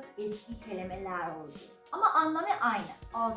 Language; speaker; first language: Turkish; non-native, learner; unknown